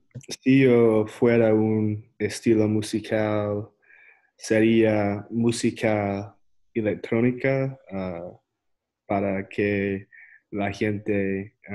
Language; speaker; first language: Spanish; non-native, learner; English